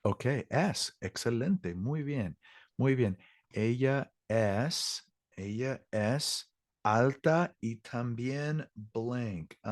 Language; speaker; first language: Spanish; non-native, learner; English